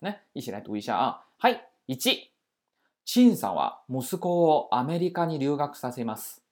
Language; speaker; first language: Japanese; non-native, fluent; Chinese